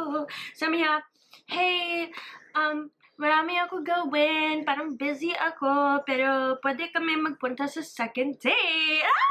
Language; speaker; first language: Filipino; early bilingual, heritage; English